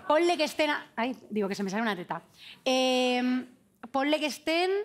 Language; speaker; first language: Spanish; native; Spanish